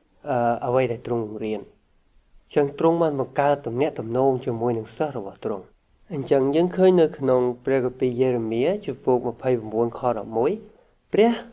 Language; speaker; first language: Khmer; native; Khmer